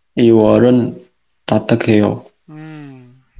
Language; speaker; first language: Korean; non-native, learner; Indonesian